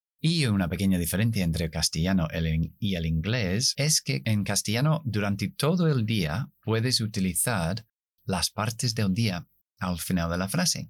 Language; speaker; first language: Spanish; non-native, fluent; English